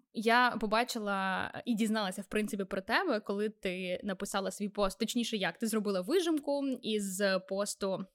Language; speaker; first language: Ukrainian; native; Ukrainian